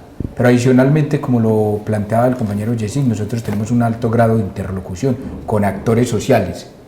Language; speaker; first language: Spanish; native; Spanish